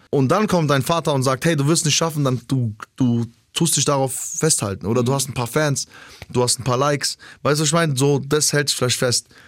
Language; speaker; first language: German; early bilingual, other home language; Albanian